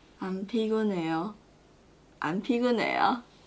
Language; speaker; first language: Korean; non-native, learner; Chinese